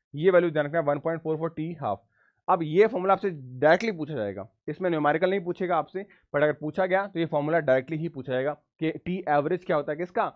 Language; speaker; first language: Hindi; native; Hindi